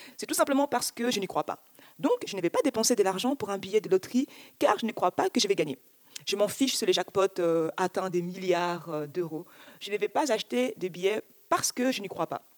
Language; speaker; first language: French; early bilingual, other home language; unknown